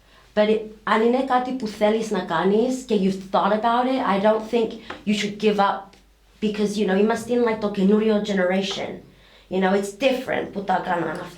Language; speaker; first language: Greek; early bilingual, heritage; English